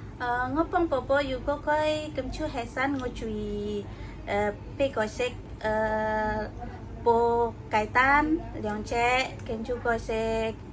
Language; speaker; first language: Cantonese; non-native, learner; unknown